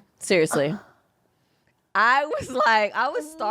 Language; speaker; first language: English; native; English